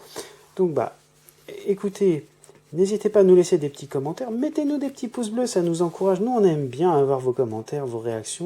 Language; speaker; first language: French; native; French